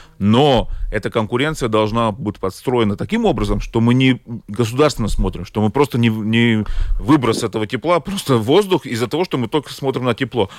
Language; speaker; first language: Russian; non-native, local second language; Latvian